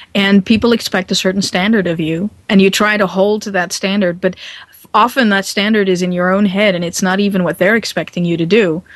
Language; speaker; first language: English; non-native, fluent; Dutch